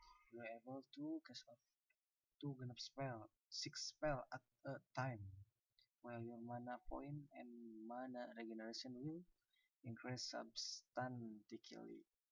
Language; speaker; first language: English; non-native, learner; Sundanese